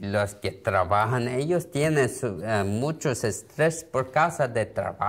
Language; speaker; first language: Spanish; non-native, learner; Korean